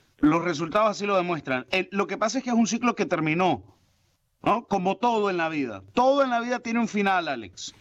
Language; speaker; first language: Spanish; native; Spanish